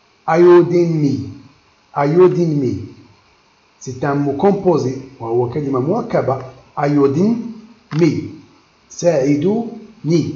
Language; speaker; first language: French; non-native, local second language; Arabic